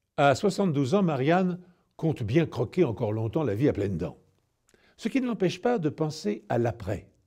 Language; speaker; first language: French; native; French